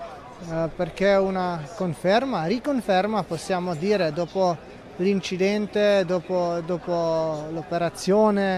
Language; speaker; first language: Italian; non-native, fluent; Slovenian